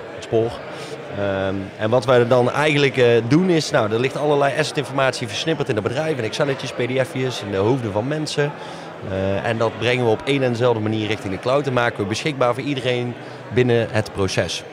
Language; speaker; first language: Dutch; native; Dutch